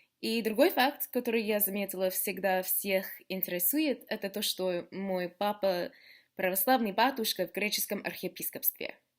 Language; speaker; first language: Russian; non-native, learner; English